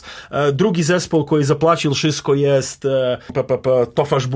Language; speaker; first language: Polish; non-native, learner; Serbian